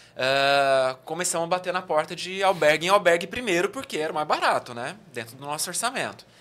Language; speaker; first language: Portuguese; native; Portuguese